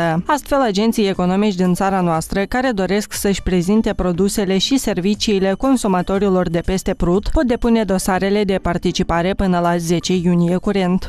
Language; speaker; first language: Romanian; native; Romanian